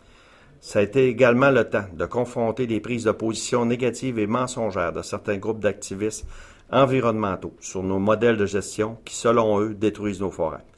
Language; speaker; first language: French; native; French